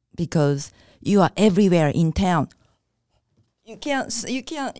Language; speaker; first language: English; non-native, fluent; Japanese